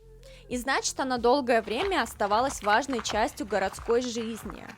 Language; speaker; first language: Russian; native; Russian